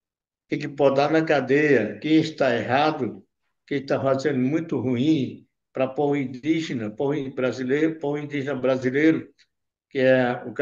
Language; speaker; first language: Portuguese; non-native, local second language; Yanomámi